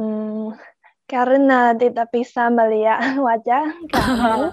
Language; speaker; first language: Indonesian; non-native, learner; Chinese